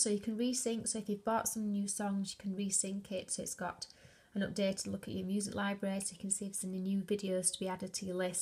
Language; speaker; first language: English; native; English